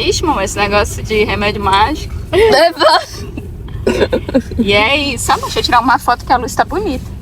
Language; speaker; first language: Portuguese; native; Portuguese